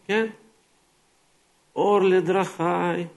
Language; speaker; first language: Hebrew; non-native, fluent; Russian